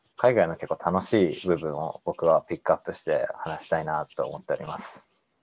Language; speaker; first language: Japanese; native; Japanese